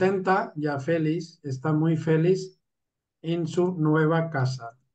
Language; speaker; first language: Spanish; non-native, fluent; Urdu